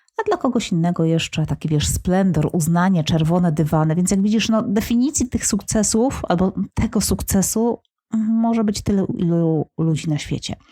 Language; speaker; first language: Polish; native; Polish